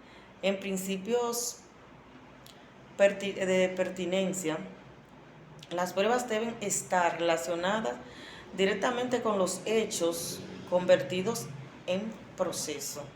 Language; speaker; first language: Spanish; native; Spanish